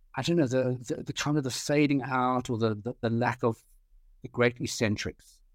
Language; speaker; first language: English; native; English